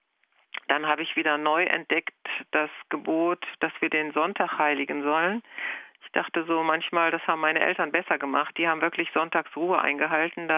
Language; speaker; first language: German; native; German